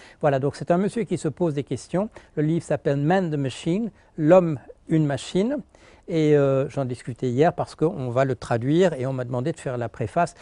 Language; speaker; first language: French; native; French